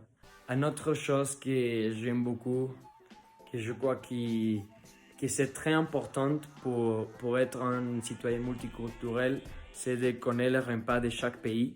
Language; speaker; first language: French; non-native, learner; Spanish